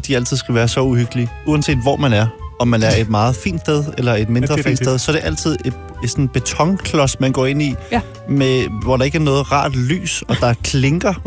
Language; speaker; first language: Danish; native; Danish